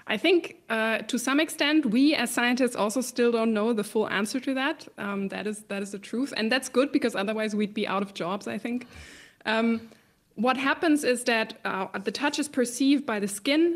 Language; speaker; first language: English; non-native, fluent; German